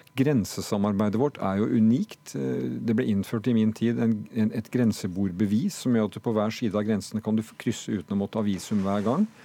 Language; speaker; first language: Norwegian; native; Norwegian